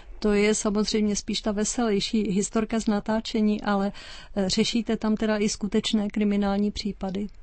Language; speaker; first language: Czech; native; Czech